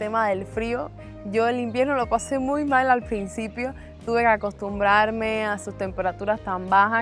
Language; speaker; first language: Spanish; native; Spanish